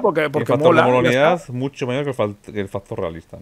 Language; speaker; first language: Spanish; native; Spanish